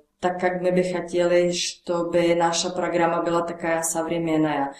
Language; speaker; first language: Russian; non-native, learner; Czech